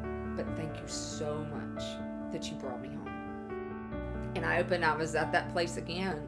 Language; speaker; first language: English; native; English